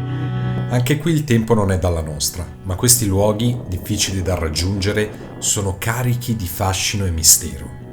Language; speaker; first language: Italian; native; Italian